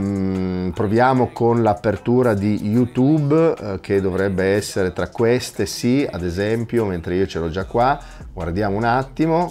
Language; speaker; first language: Italian; native; Italian